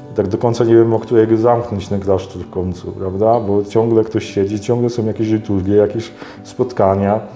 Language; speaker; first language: Polish; native; Polish